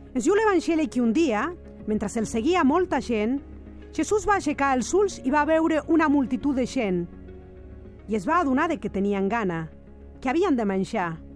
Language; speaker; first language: Catalan; non-native, fluent; Spanish